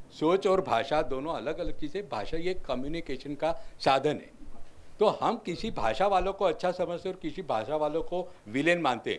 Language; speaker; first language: Hindi; non-native, local second language; Marathi